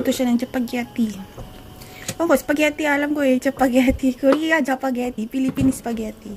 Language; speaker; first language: Korean; non-native, learner; Filipino